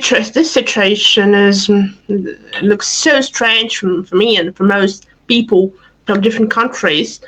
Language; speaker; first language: English; non-native, fluent; Russian